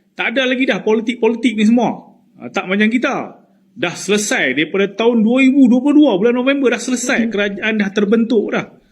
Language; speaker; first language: Malay; native; Malay